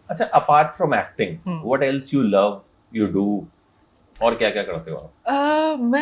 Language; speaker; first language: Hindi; native; Hindi